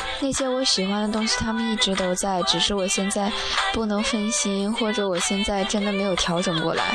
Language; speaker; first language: Chinese; native; Chinese